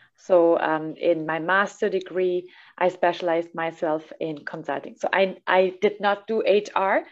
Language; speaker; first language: English; non-native, fluent; German